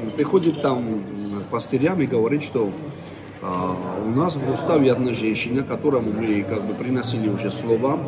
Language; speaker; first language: Russian; non-native, local second language; Georgian